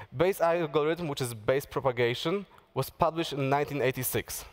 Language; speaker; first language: English; non-native, fluent; Polish